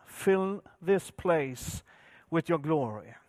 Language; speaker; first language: English; non-native, fluent; Swedish